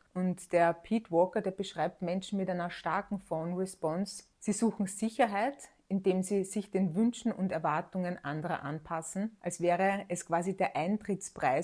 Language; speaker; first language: German; native; German